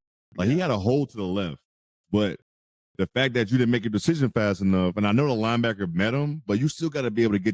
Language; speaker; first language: English; native; English